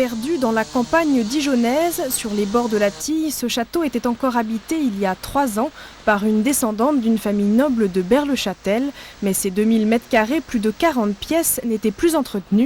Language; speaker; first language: French; native; French